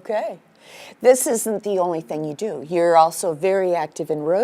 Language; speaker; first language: English; native; English